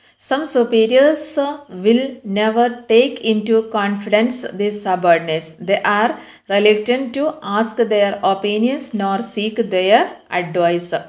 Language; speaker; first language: English; non-native, local second language; Malayalam